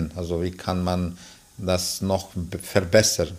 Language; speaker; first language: German; non-native, fluent; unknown